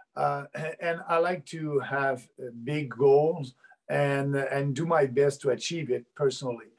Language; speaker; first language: English; native; English